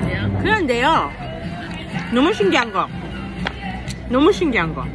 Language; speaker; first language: Korean; early bilingual, heritage; Korean